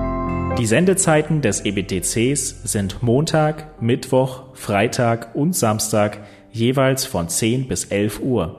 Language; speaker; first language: German; native; German